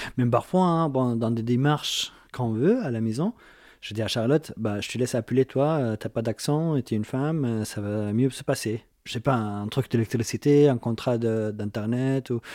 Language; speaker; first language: French; non-native, fluent; Arabic